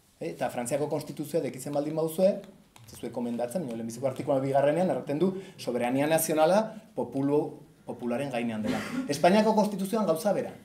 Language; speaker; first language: Basque; native; Basque